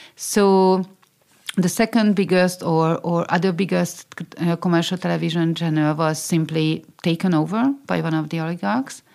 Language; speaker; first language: English; non-native, fluent; Hungarian